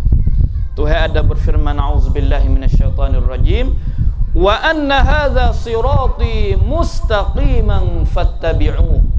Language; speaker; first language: Malay; native; Malay